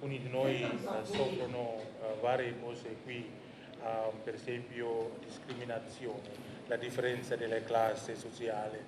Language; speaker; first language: Italian; non-native, learner; Indonesian